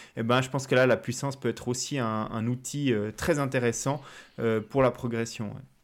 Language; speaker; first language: French; native; French